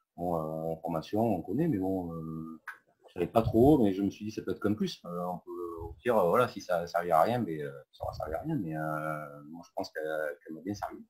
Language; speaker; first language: French; native; French